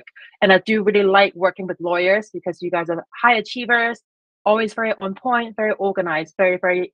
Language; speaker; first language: English; native; English